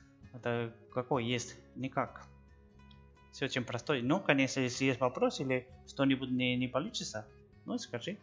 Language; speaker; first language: Russian; non-native, learner; Spanish